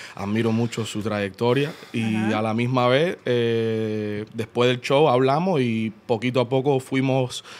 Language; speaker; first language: Spanish; early bilingual, heritage; Spanish